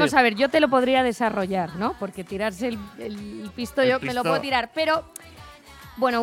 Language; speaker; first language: Spanish; native; Spanish